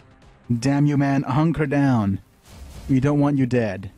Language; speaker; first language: English; native; English